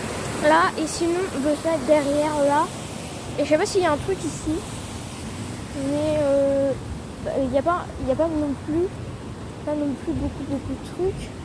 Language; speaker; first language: French; native; French